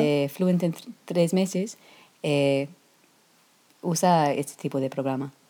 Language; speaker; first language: Spanish; non-native, learner; English